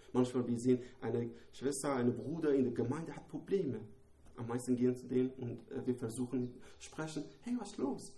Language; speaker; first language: German; non-native, learner; Persian